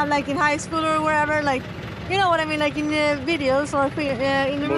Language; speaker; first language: English; non-native, fluent; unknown